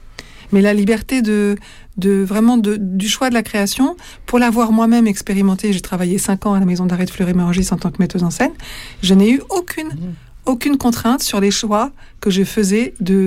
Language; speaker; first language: French; native; French